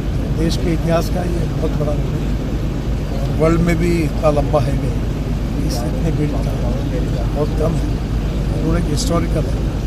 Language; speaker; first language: Hindi; non-native, local second language; Marathi